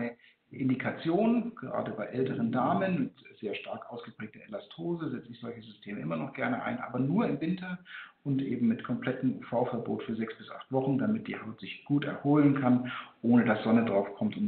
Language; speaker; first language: German; native; German